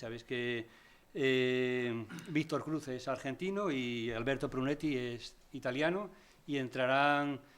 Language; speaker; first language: Spanish; native; Spanish